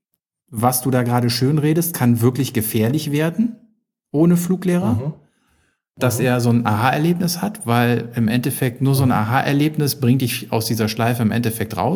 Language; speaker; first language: German; native; German